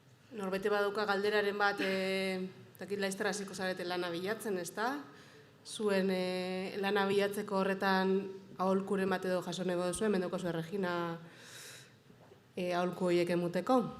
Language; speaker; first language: Basque; native; Basque